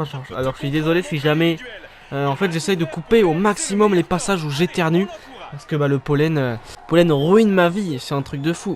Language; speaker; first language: French; native; French